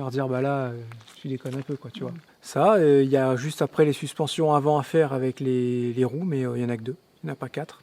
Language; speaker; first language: French; native; French